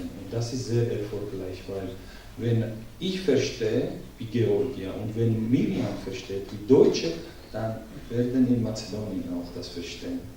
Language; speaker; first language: German; non-native, learner; Georgian